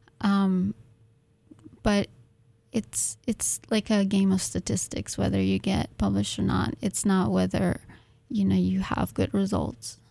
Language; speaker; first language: English; non-native, fluent; Russian